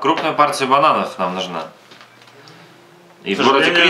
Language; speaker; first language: Russian; native; Russian